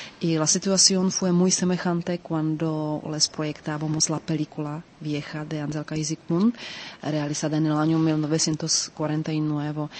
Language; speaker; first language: Spanish; non-native, fluent; Czech